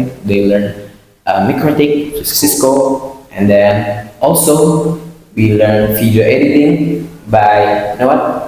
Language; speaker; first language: English; non-native, learner; Indonesian